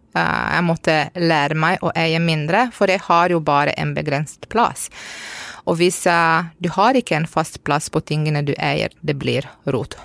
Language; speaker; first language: Norwegian; non-native, fluent; Romanian